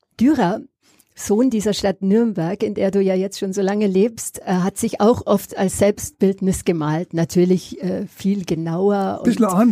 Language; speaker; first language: German; native; German